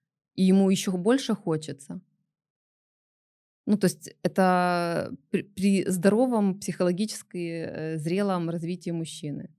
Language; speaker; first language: Russian; native; Russian